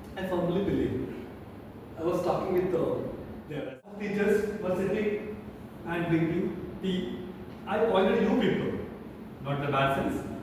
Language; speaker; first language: English; non-native, local second language; Malayalam